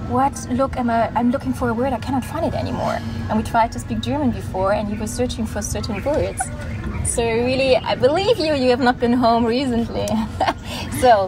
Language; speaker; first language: English; non-native, fluent; German